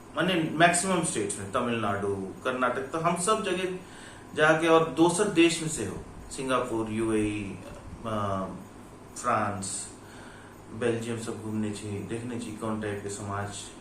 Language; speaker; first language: Maithili; non-native, local second language; Bhojpuri